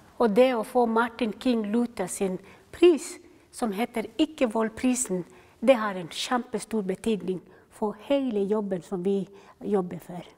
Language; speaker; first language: Norwegian; non-native, fluent; Somali